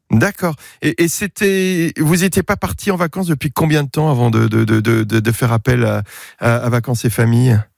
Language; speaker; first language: French; native; French